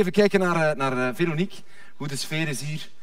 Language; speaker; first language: Dutch; native; Dutch